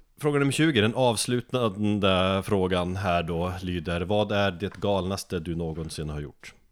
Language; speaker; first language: Swedish; native; Swedish